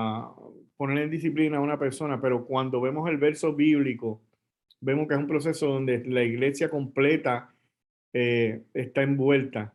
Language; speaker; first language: Spanish; native; Spanish